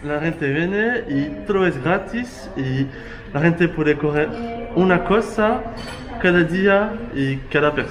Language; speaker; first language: Spanish; non-native, learner; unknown